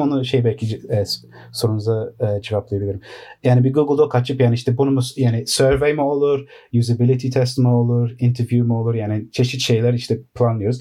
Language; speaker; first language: Turkish; early bilingual, heritage; Turkish